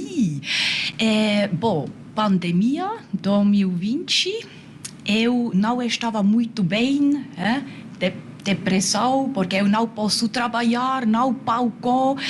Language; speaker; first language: Portuguese; non-native, learner; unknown